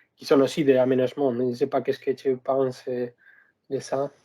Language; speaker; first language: French; non-native, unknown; Spanish